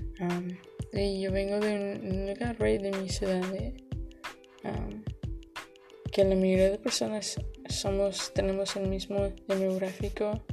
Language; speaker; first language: Spanish; early bilingual, heritage; Spanish